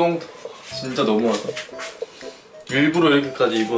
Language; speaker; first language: Korean; native; Korean